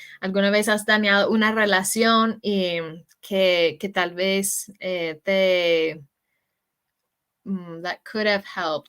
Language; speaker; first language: Spanish; non-native, fluent; English